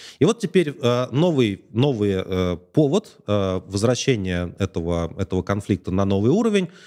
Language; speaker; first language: Russian; native; Russian